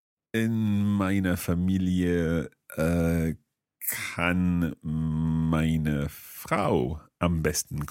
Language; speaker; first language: German; non-native, learner; English